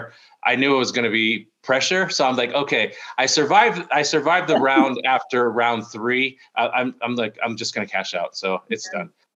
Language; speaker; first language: English; native; English